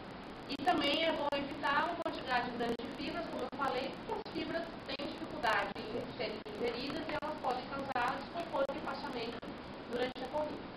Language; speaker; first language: Portuguese; native; Portuguese